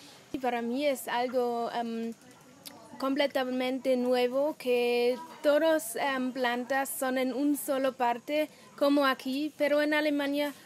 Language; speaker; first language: Spanish; non-native, learner; German